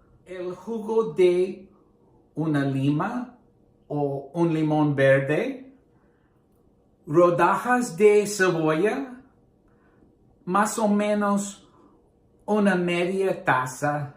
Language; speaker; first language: Spanish; non-native, learner; English